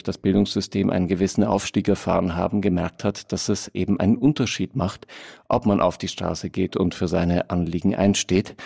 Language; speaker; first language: German; native; German